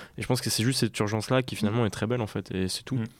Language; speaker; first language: French; native; French